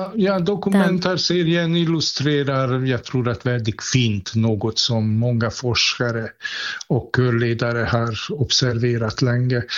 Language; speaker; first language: Swedish; non-native, fluent; Hungarian